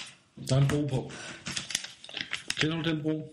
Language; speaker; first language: Danish; native; Danish